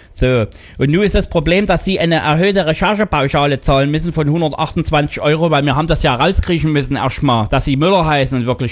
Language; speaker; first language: German; native; German